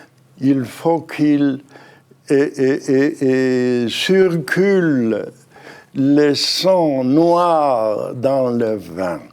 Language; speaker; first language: French; non-native, fluent; Hebrew